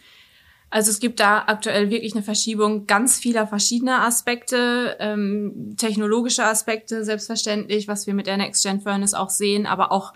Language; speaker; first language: German; native; German